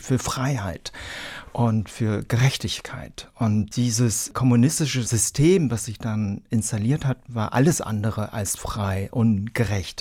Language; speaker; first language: German; early bilingual, other home language; Vietnamese